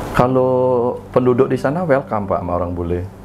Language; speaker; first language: Indonesian; native; Indonesian